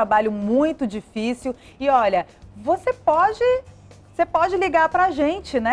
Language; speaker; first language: Portuguese; native; Portuguese